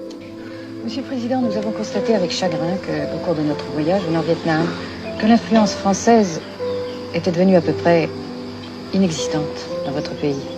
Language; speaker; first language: French; native; French